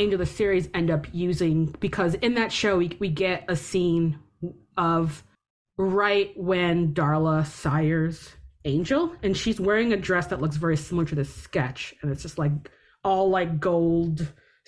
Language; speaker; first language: English; native; English